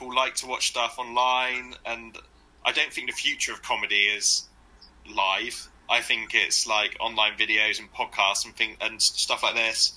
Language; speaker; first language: English; native; English